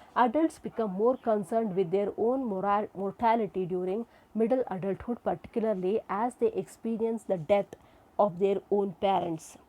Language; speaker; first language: English; non-native, local second language; Kannada